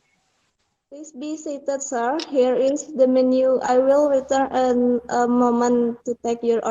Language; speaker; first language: English; non-native, learner; Indonesian